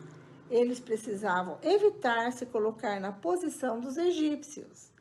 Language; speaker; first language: Portuguese; native; Portuguese